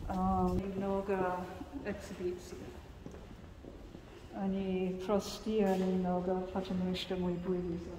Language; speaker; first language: Russian; non-native, learner; English